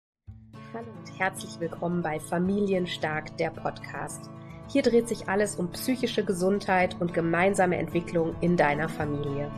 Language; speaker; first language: German; native; German